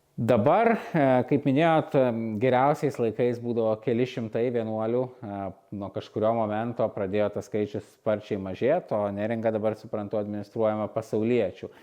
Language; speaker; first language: Lithuanian; native; Lithuanian